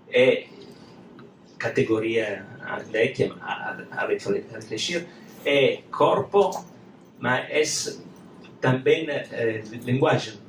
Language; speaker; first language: Portuguese; non-native, learner; French